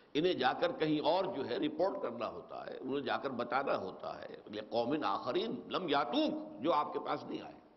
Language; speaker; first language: Urdu; native; Urdu